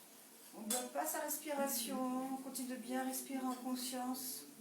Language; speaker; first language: French; native; French